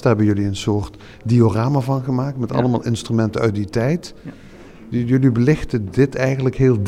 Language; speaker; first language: Dutch; native; Dutch